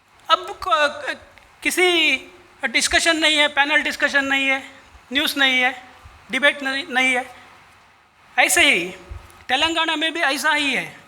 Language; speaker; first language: Hindi; non-native, local second language; Kannada